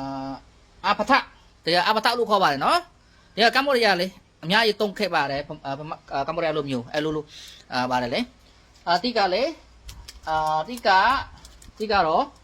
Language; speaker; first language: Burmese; non-native, learner; Khmer